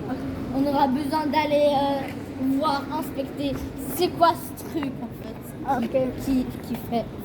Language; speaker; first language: French; early bilingual, other home language; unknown